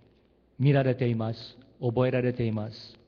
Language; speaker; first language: Japanese; early bilingual, heritage; Japanese